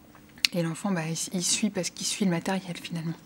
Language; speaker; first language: French; native; French